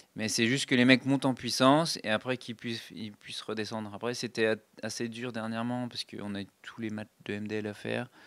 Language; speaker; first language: French; native; French